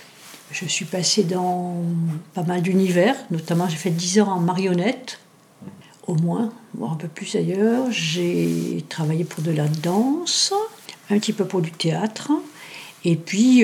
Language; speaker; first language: French; native; French